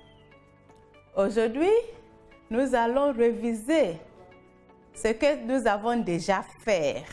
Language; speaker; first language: French; non-native, fluent; English